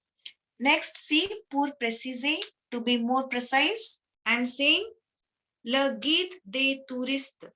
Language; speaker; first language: French; non-native, fluent; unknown